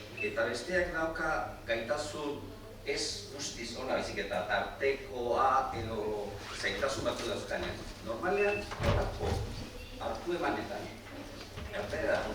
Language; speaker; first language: Basque; non-native, local second language; Spanish